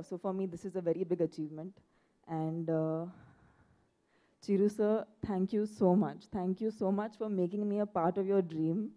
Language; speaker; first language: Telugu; non-native, fluent; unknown